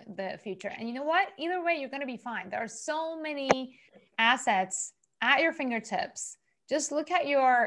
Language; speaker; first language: English; non-native, fluent; Persian